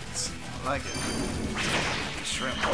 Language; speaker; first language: English; native; English